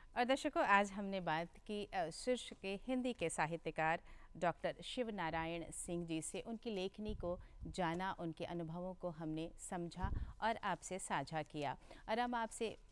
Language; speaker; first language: Hindi; native; Hindi